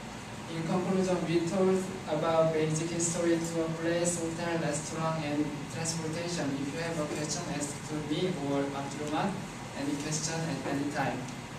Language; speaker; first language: English; non-native, learner; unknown